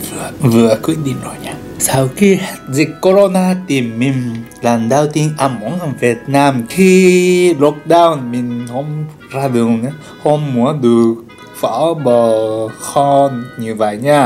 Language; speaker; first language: Vietnamese; non-native, learner; Japanese